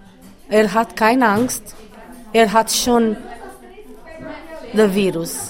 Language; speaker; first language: German; non-native, learner; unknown